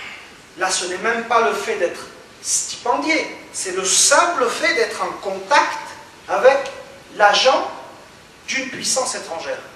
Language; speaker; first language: French; native; French